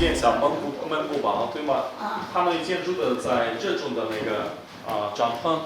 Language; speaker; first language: Chinese; non-native, learner; Russian